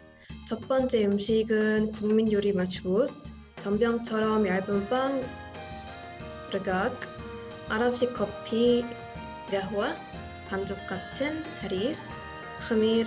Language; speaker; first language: Korean; non-native, fluent; Arabic